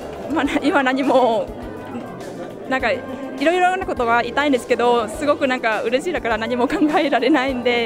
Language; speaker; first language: Japanese; non-native, fluent; Vietnamese